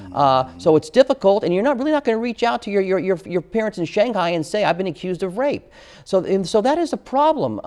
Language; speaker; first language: English; native; English